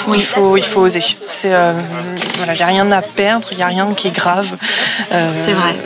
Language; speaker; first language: French; native; French